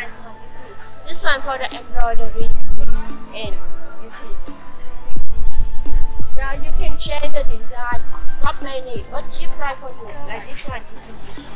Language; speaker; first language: English; non-native, learner; Vietnamese